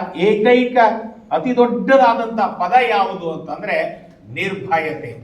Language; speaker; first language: Kannada; native; Kannada